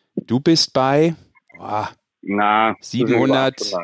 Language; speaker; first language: German; native; German